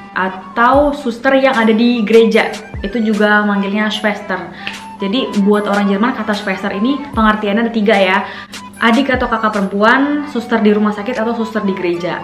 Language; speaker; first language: Indonesian; native; Indonesian